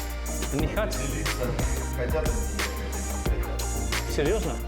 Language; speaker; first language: Russian; non-native, learner; Dutch